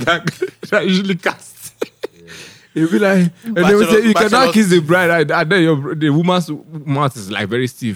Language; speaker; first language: English; non-native, local second language; Igbo